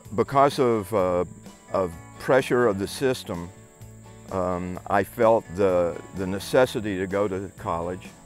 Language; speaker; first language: English; native; English